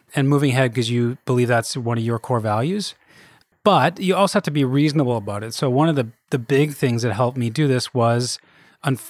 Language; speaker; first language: English; native; English